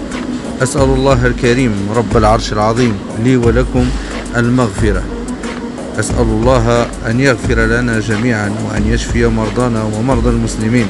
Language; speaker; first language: Arabic; native; Arabic